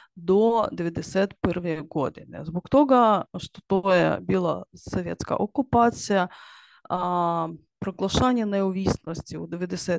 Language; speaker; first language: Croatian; non-native, learner; Ukrainian